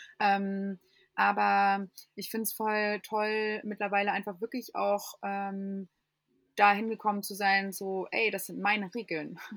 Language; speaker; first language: German; non-native, fluent; English